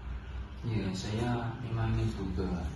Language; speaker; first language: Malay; non-native, fluent; Indonesian